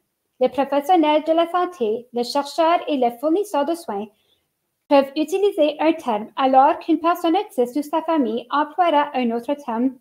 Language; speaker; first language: French; native; French